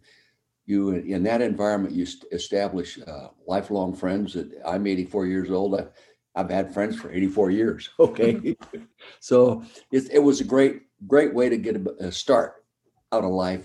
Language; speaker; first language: English; native; English